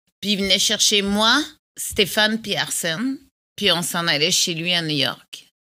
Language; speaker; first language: French; native; French